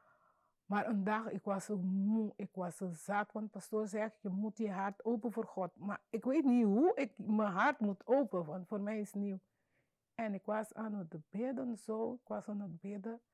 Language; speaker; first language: Dutch; non-native, local second language; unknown